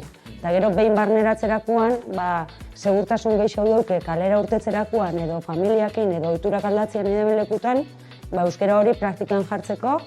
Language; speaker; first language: Basque; native; Basque